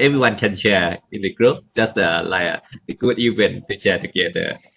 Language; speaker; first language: English; non-native, learner; Thai